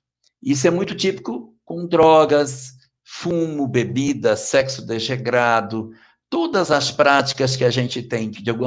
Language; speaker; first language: Portuguese; native; Portuguese